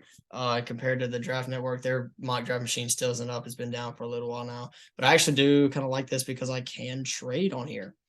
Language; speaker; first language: English; native; English